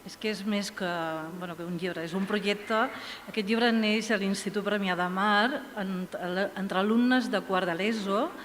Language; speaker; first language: Catalan; native; Catalan